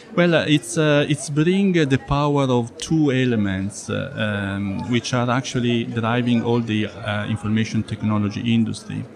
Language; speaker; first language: English; non-native, fluent; Italian